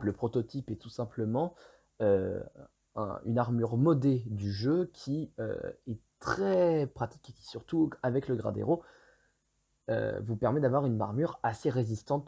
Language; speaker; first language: French; native; French